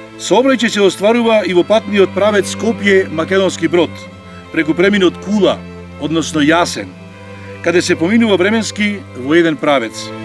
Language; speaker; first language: Macedonian; native; Macedonian